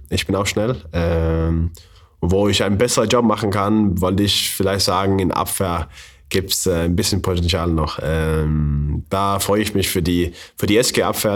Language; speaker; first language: German; non-native, fluent; Danish